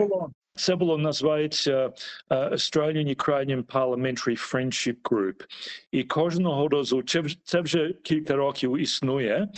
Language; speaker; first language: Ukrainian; early bilingual, heritage; Ukrainian